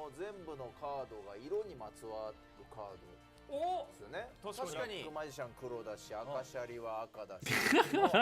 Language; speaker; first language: Japanese; native; Japanese